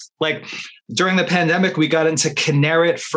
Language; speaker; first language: English; native; English